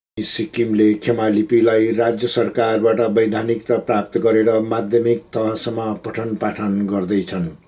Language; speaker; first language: Nepali; non-native, local second language; Gurung